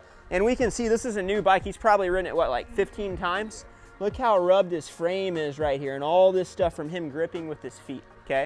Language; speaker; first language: English; native; English